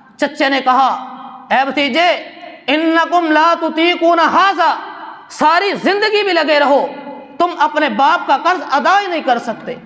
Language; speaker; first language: Urdu; non-native, local second language; Punjabi